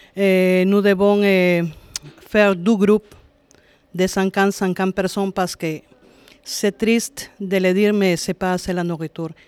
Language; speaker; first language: French; non-native, fluent; Spanish